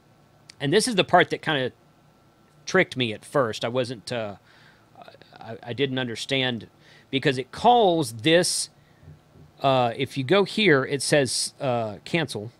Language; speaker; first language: English; native; English